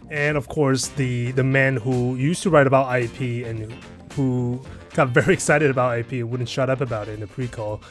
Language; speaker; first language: English; native; English